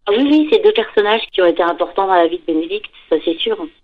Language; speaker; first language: French; native; French